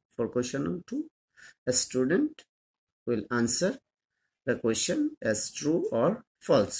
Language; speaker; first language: English; non-native, fluent; Bangla